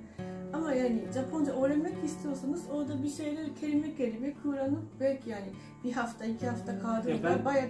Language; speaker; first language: Turkish; non-native, fluent; Japanese